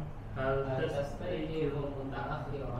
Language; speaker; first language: Arabic; non-native, fluent; Indonesian